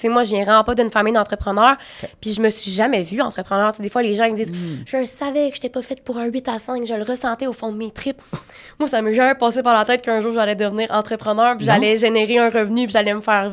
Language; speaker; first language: French; native; French